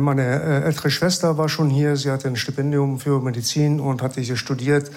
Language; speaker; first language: German; early bilingual, other home language; Persian